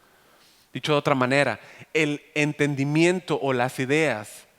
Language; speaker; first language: Spanish; native; Spanish